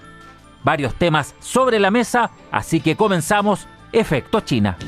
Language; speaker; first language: Spanish; native; Spanish